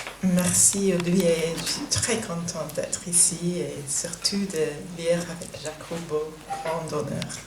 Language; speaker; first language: French; non-native, fluent; English